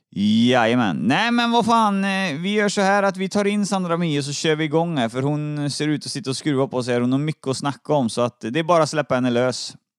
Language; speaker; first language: Swedish; native; Swedish